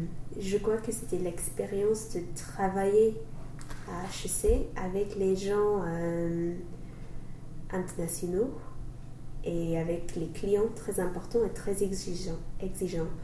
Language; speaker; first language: French; non-native, fluent; English